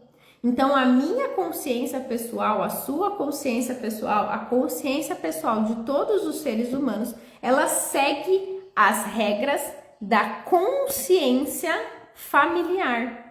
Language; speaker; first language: Portuguese; native; Portuguese